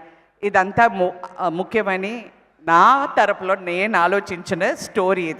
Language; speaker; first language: Telugu; non-native, fluent; Tamil